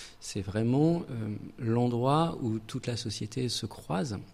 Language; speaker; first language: French; native; French